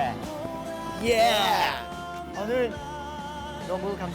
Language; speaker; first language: Korean; non-native, learner; Cantonese